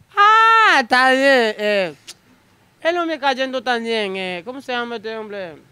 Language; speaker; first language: Spanish; non-native, learner; Haitian Creole